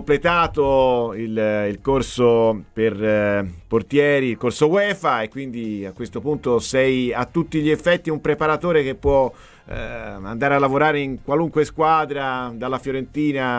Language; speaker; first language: Italian; native; Italian